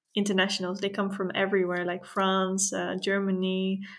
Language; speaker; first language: English; non-native, fluent; Dutch